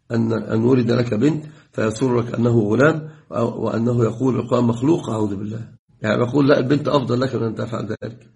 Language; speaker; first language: Arabic; native; Arabic